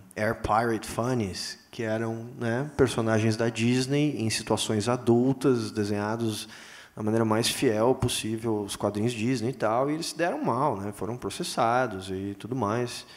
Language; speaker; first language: Portuguese; native; Portuguese